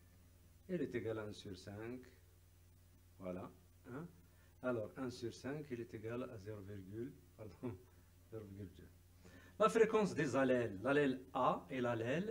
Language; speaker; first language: French; non-native, local second language; Arabic